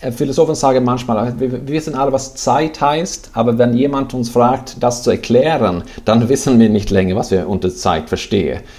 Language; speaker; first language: German; non-native, fluent; Swedish